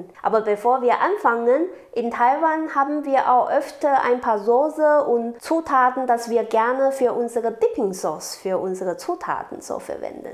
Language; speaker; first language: German; non-native, learner; Chinese